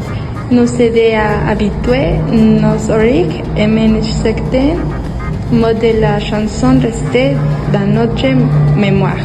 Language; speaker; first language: French; non-native, learner; Spanish